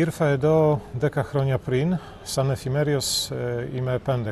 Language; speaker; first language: Greek; non-native, fluent; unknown